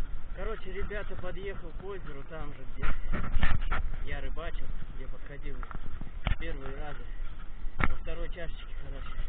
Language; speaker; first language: Russian; native; Russian